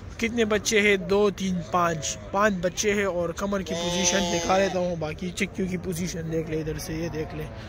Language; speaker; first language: Urdu; non-native, local second language; Pashto